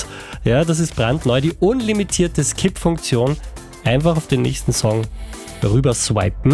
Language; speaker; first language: German; native; German